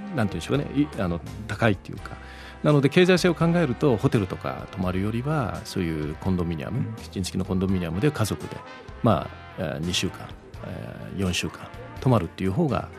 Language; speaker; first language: Japanese; native; Japanese